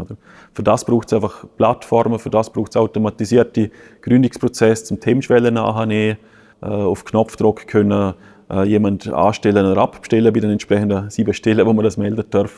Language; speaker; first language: German; native; German